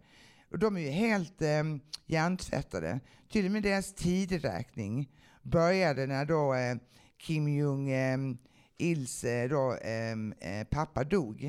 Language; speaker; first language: Swedish; native; Swedish